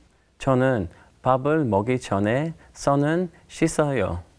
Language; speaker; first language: Korean; non-native, learner; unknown